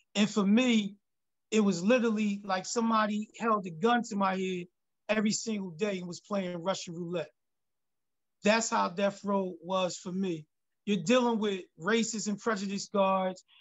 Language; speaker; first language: English; native; English